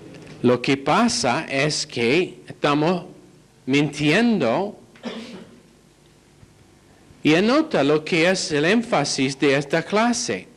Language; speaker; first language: Spanish; non-native, fluent; English